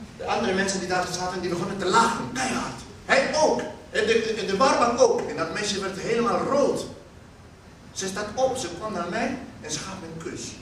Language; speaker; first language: Dutch; non-native, fluent; Spanish